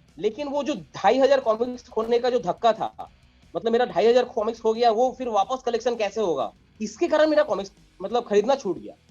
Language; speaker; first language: Hindi; non-native, local second language; Bangla